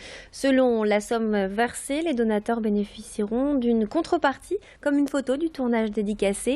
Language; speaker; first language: French; native; French